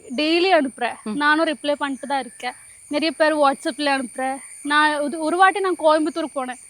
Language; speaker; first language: Tamil; non-native, learner; Malayalam